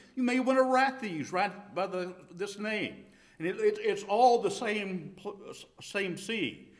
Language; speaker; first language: English; native; English